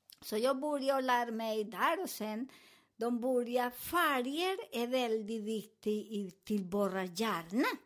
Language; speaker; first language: Swedish; non-native, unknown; Spanish